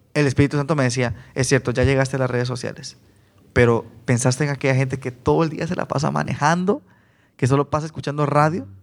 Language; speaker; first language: Spanish; native; Spanish